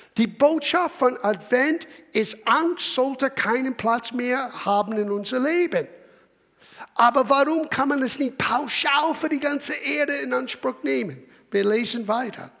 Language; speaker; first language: German; non-native, fluent; English